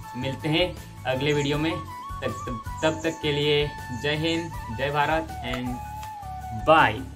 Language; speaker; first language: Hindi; non-native, local second language; Marathi